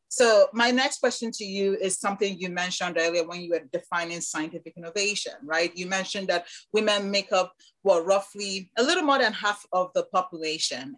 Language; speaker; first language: English; non-native, local second language; Igbo